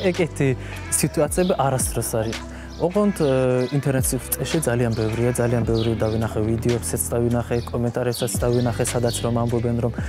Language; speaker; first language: Georgian; non-native, local second language; Azerbaijani